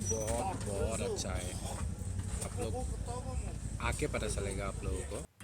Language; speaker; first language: Hindi; non-native, local second language; Assamese